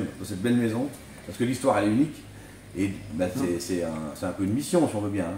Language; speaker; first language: French; native; French